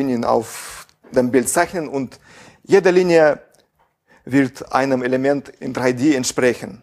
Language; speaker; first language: German; non-native, fluent; Russian